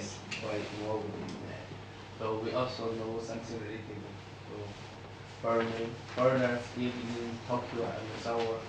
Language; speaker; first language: English; non-native, fluent; Chinese